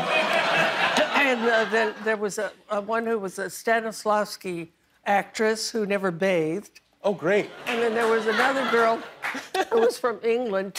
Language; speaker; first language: English; native; English